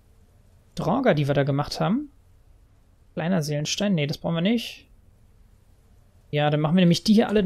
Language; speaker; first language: German; native; German